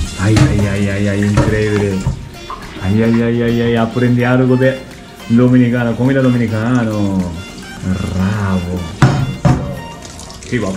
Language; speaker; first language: Spanish; non-native, learner; Japanese